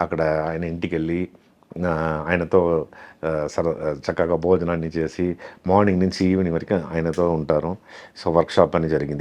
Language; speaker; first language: Telugu; non-native, fluent; Tamil